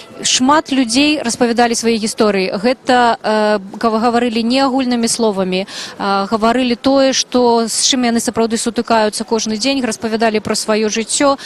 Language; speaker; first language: Belarusian; native; Belarusian